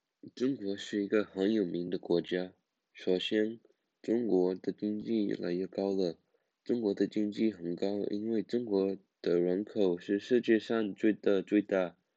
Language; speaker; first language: Chinese; non-native, learner; English